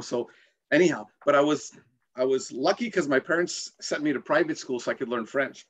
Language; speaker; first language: English; native; English